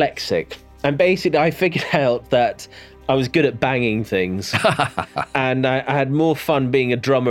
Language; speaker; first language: English; native; English